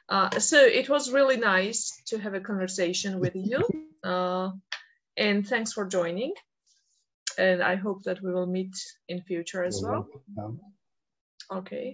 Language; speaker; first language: English; non-native, fluent; Georgian